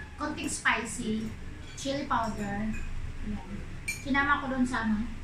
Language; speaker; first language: Filipino; non-native, local second language; Cebuano